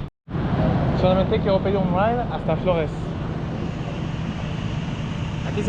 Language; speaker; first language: Spanish; non-native, learner; French